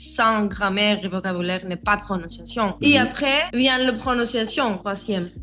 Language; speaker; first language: French; non-native, learner; Greek